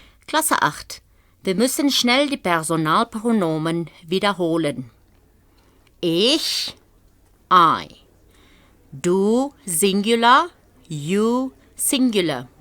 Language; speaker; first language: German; non-native, fluent; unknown